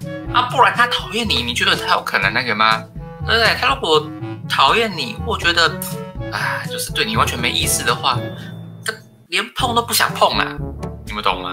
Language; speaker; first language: Chinese; native; Chinese